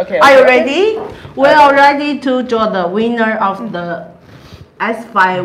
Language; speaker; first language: English; non-native, learner; Chinese